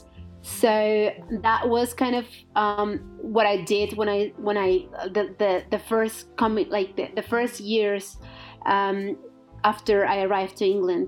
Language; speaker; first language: English; non-native, fluent; Spanish